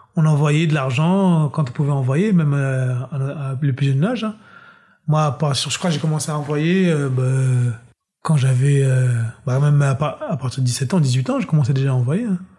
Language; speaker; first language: French; early bilingual, other home language; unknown